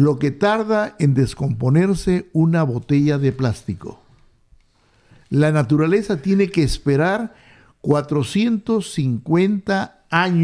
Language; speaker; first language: Spanish; native; Spanish